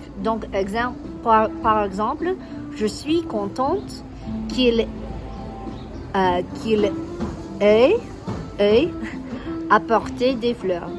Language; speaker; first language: French; non-native, learner; English